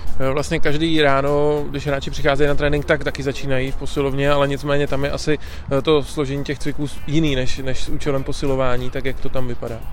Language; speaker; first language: Czech; native; Czech